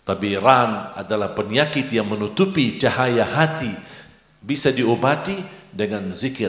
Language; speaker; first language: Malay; non-native, fluent; Arabic